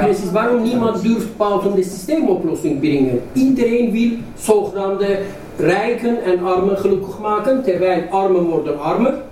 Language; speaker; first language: Dutch; non-native, fluent; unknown